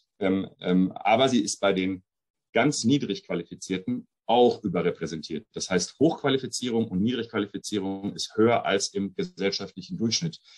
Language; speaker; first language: German; early bilingual, other home language; Arabic